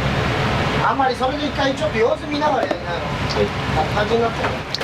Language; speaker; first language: Japanese; native; Japanese